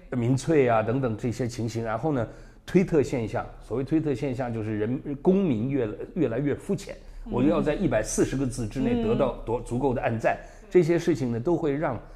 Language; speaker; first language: Chinese; native; Chinese